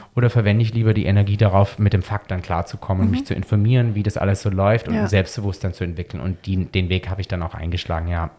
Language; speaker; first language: German; native; German